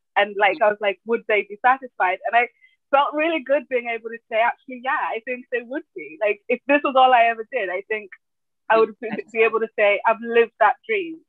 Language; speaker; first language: English; early bilingual, other home language; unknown